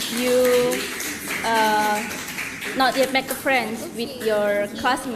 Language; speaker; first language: English; non-native, learner; Indonesian